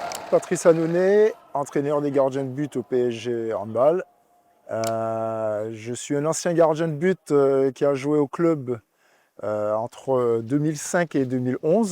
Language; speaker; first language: French; native; French